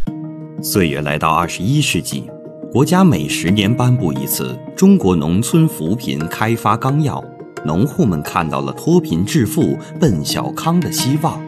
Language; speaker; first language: Chinese; native; Chinese